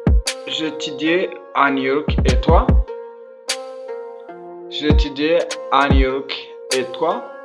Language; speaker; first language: French; non-native, local second language; Kinyarwanda